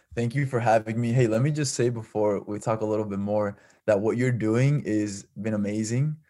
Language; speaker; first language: English; early bilingual, other home language; Spanish